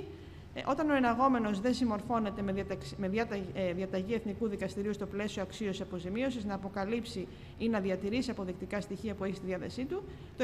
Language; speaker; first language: Greek; native; Greek